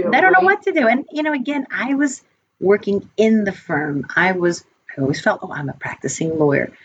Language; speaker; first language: English; native; English